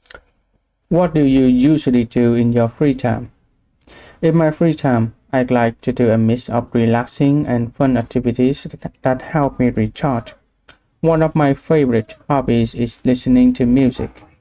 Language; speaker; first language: English; non-native, learner; Vietnamese